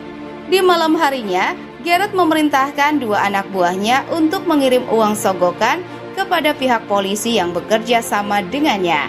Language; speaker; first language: Indonesian; native; Indonesian